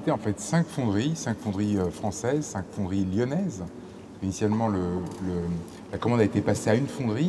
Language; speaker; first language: French; native; French